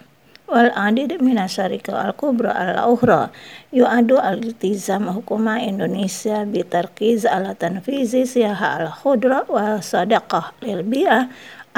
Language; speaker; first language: Arabic; non-native, fluent; Indonesian